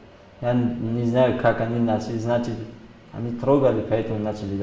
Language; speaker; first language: Russian; non-native, local second language; Tajik